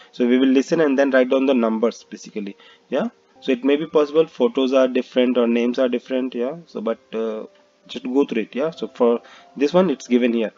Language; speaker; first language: English; non-native, local second language; Hindi